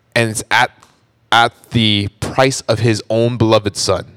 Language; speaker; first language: English; native; English